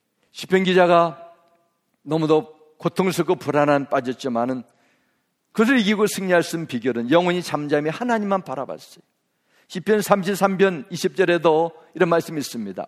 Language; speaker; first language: Korean; native; Korean